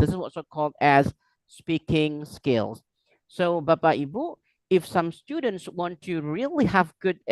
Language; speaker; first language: English; non-native, fluent; Indonesian